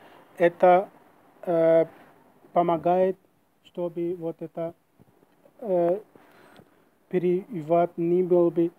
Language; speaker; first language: Russian; non-native, learner; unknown